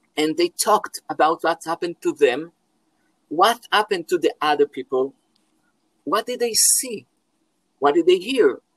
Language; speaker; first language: English; non-native, fluent; Hebrew